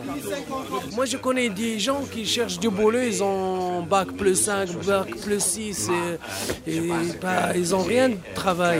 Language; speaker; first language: French; non-native, fluent; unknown